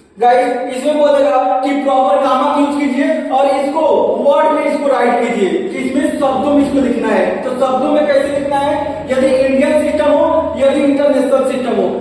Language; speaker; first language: Hindi; native; Hindi